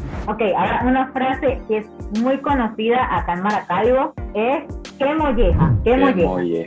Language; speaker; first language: Spanish; native; Spanish